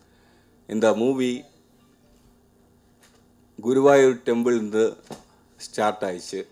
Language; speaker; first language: Tamil; non-native, learner; Malayalam